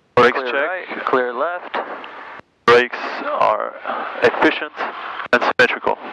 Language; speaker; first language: English; non-native, fluent; French